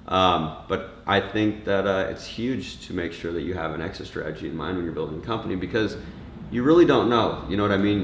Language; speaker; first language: English; native; English